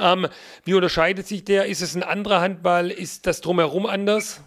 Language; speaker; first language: German; native; German